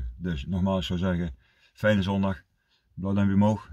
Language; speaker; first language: Dutch; native; Dutch